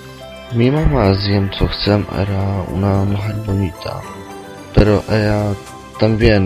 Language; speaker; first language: Spanish; non-native, learner; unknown